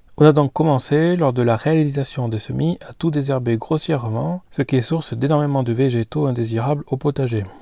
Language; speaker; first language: French; native; French